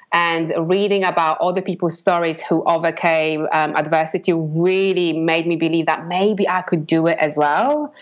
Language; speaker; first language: English; non-native, fluent; Polish